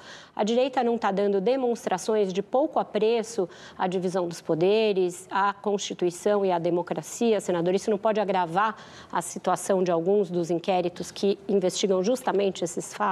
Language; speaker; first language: Portuguese; native; Portuguese